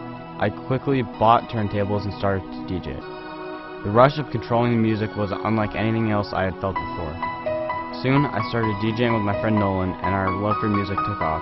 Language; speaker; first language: English; native; English